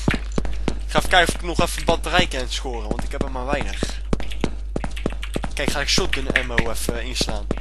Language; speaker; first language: Dutch; native; Dutch